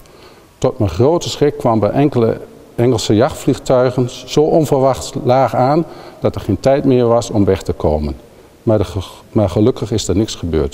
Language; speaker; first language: Dutch; native; Dutch